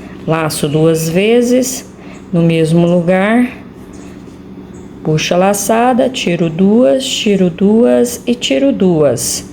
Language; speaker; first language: Portuguese; native; Portuguese